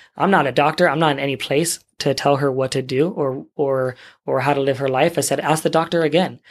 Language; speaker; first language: English; native; English